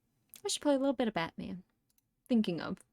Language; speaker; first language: English; native; English